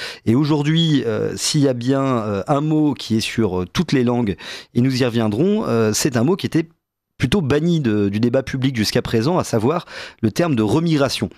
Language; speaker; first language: French; native; French